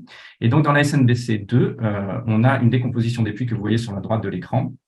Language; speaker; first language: French; native; French